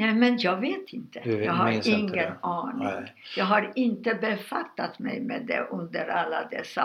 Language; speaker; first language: Swedish; non-native, fluent; Hungarian